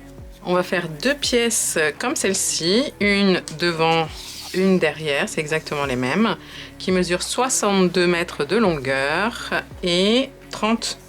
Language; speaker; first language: French; native; French